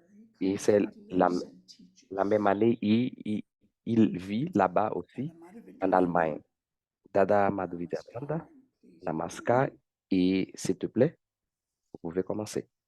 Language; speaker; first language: French; non-native, fluent; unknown